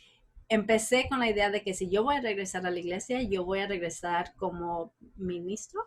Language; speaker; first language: Spanish; early bilingual, heritage; Spanish